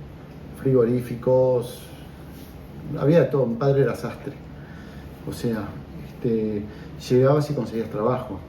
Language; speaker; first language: Spanish; native; Spanish